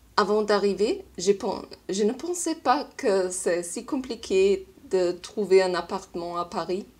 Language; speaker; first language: French; non-native, learner; German